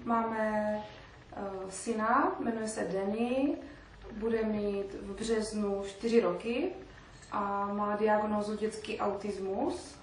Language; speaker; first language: Czech; native; Czech